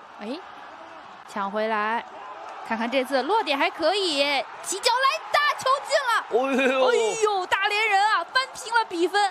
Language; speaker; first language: Chinese; native; Chinese